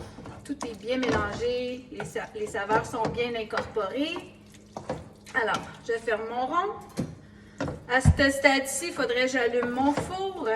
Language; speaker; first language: French; native; French